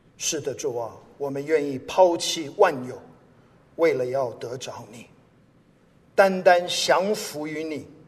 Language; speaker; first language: Chinese; non-native, local second language; English